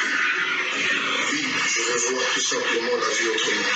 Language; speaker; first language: French; non-native, local second language; Lingala